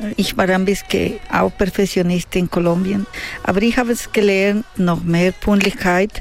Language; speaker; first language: German; non-native, learner; Spanish